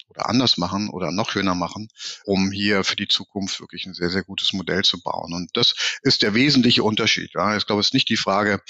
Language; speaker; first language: German; native; German